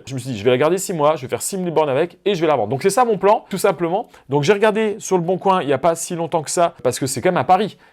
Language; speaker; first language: French; native; French